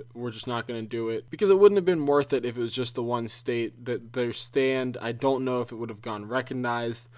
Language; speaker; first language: English; native; English